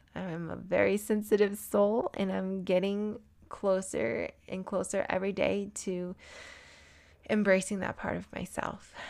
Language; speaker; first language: English; native; English